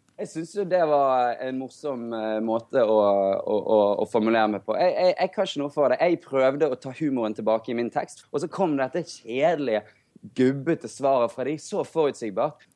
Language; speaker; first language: Norwegian; native; Norwegian